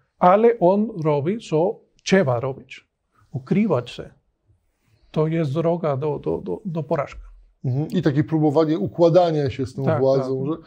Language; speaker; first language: Polish; non-native, learner; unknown